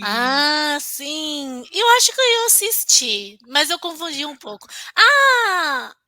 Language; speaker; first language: Portuguese; non-native, fluent; Chinese